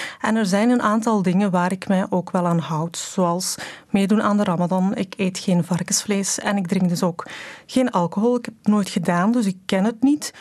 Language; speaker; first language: Dutch; early bilingual, other home language; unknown